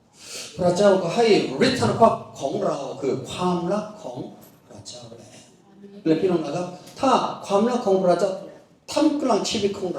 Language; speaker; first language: Thai; non-native, fluent; Korean